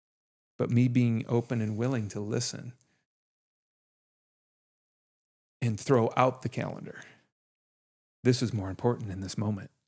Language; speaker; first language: English; native; English